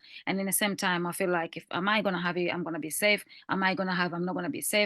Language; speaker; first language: English; non-native, fluent; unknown